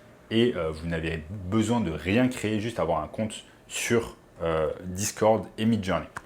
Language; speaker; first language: French; native; French